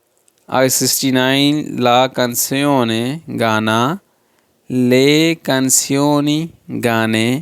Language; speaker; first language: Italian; non-native, fluent; Urdu